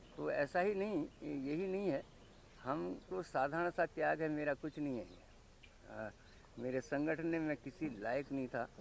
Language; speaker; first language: Hindi; native; Hindi